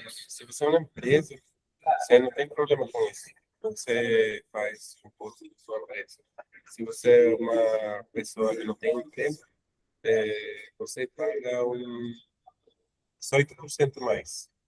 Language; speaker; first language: Portuguese; non-native, learner; Spanish